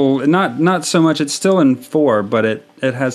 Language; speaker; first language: English; native; English